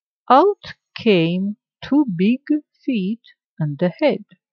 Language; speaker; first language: English; non-native, fluent; Armenian